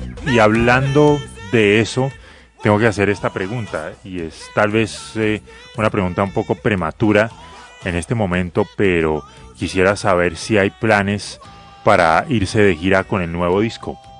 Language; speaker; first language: Spanish; native; Spanish